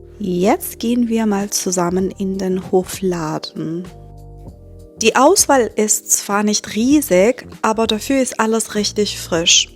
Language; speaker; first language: German; non-native, fluent; Persian